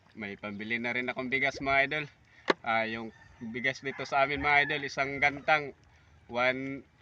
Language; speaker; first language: Filipino; native; Filipino